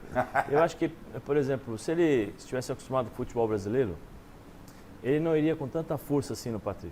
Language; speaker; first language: Portuguese; native; Portuguese